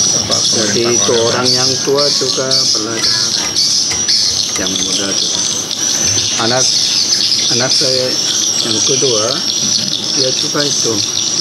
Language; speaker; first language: Indonesian; non-native, learner; Korean